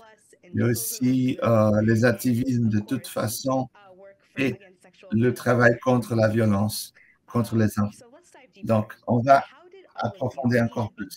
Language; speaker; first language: French; non-native, fluent; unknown